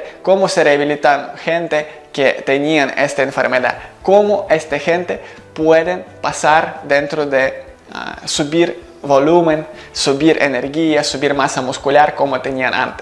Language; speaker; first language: Spanish; non-native, learner; Ukrainian